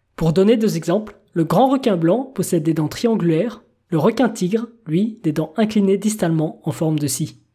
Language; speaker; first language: French; native; French